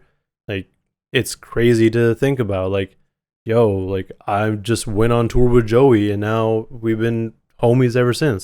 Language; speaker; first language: English; native; English